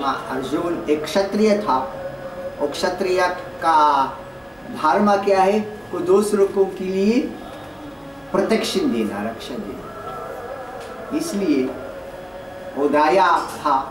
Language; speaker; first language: Hindi; non-native, learner; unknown